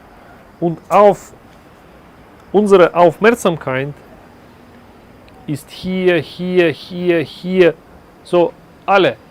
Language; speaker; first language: German; non-native, learner; Russian